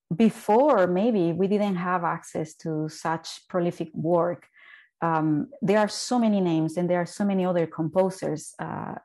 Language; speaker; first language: English; non-native, fluent; Spanish